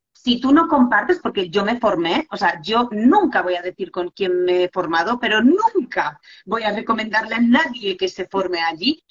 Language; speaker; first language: Spanish; non-native, fluent; Polish